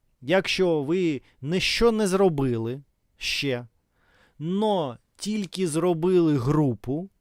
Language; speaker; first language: Ukrainian; non-native, fluent; Russian